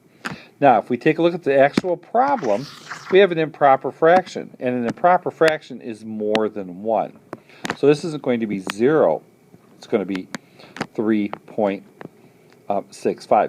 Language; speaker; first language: English; native; English